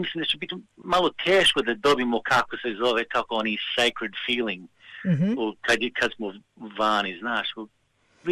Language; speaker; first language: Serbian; early bilingual, heritage; Serbian